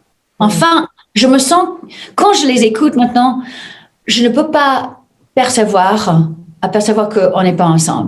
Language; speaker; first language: French; non-native, fluent; English